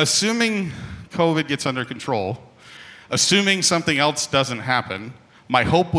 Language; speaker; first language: English; native; English